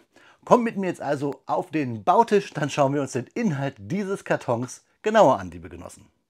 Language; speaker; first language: German; native; German